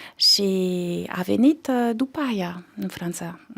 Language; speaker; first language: Romanian; early bilingual, heritage; Romanian